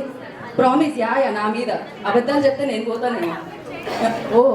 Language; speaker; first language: Telugu; native; Telugu